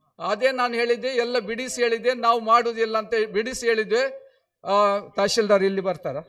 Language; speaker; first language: Kannada; non-native, local second language; Konkani